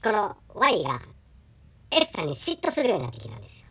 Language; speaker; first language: Japanese; native; Japanese